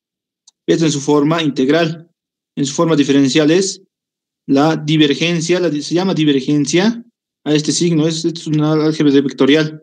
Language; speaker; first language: Spanish; native; Spanish